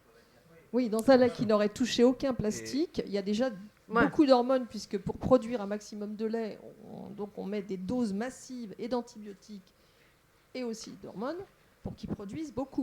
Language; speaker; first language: French; native; French